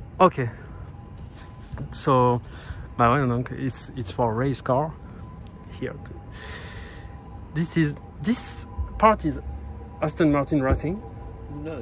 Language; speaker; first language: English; non-native, learner; French